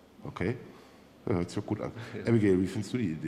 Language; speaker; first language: German; native; German